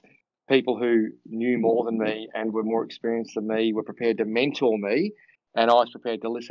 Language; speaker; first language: English; native; English